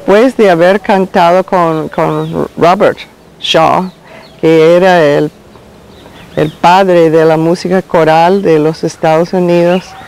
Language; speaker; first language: Spanish; non-native, fluent; English